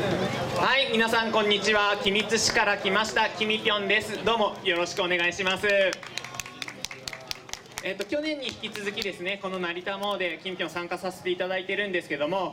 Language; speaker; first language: Japanese; native; Japanese